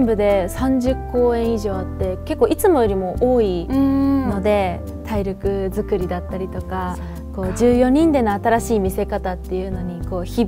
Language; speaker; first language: Japanese; native; Japanese